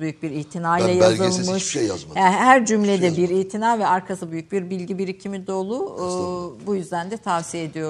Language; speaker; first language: Turkish; native; Turkish